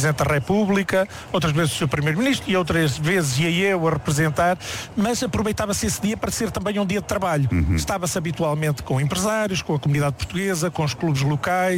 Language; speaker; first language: Portuguese; native; Portuguese